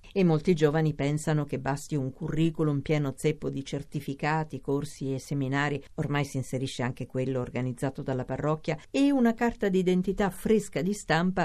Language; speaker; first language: Italian; native; Italian